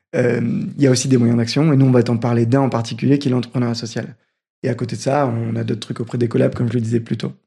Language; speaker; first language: French; native; French